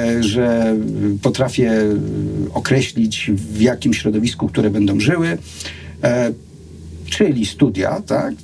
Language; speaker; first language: Polish; native; Polish